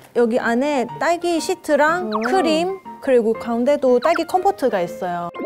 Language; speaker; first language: Korean; non-native, fluent; Chinese